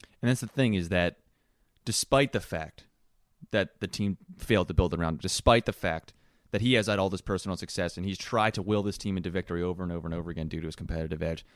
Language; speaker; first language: English; native; English